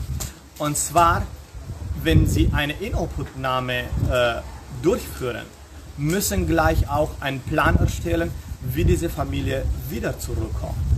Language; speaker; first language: German; non-native, fluent; Romanian